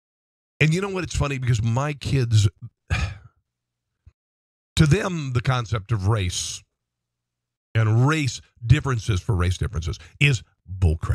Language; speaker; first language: English; native; English